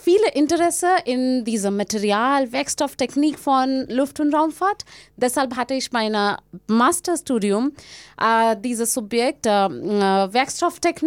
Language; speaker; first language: German; non-native, fluent; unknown